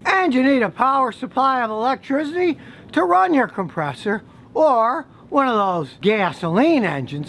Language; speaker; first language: English; native; English